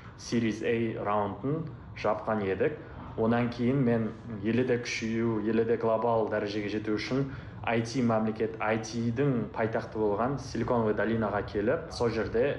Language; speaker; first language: Uzbek; non-native, local second language; Kara-Kalpak